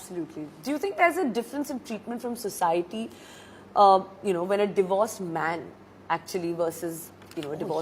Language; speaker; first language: English; non-native, local second language; Hindi